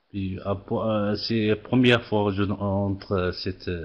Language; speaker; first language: French; non-native, learner; Arabic